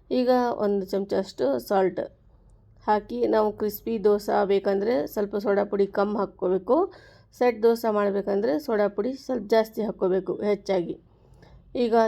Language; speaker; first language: Kannada; native; Kannada